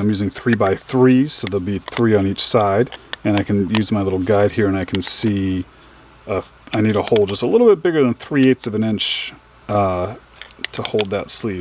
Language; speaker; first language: English; native; English